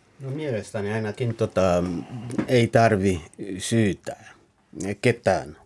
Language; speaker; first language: Finnish; non-native, fluent; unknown